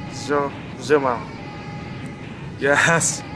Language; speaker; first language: English; non-native, learner; Vietnamese